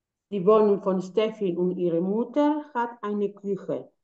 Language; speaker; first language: German; non-native, learner; Spanish